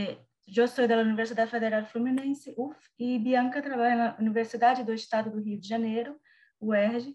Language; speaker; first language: Spanish; non-native, learner; Portuguese